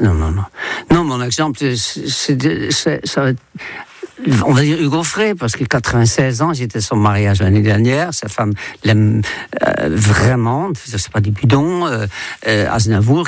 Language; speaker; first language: French; non-native, fluent; Dutch